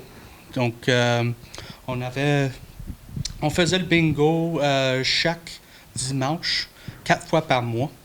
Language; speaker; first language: French; non-native, local second language; English